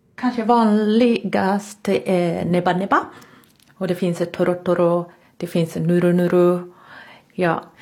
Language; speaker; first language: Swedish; non-native, fluent; Japanese